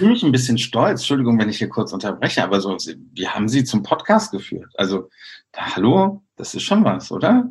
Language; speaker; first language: German; native; German